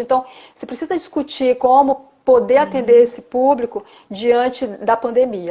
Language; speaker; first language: Portuguese; native; Portuguese